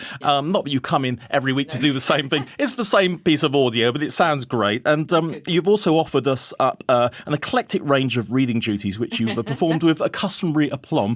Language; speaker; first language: English; native; English